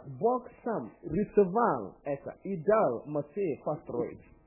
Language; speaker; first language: Russian; non-native, learner; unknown